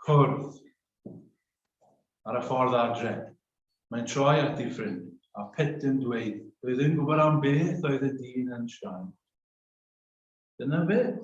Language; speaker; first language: Welsh; native; Welsh